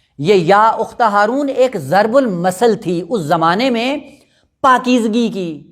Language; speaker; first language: Urdu; non-native, local second language; Punjabi